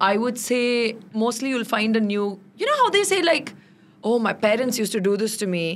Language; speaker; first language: English; non-native, local second language; Tamil